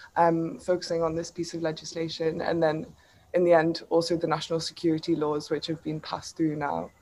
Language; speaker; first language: English; native; English